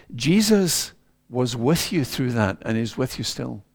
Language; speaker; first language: English; native; English